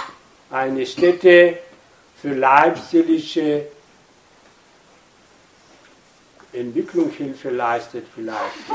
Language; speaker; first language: German; non-native, fluent; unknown